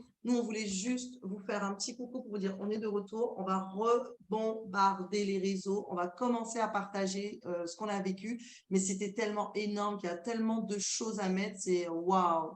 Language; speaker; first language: French; native; French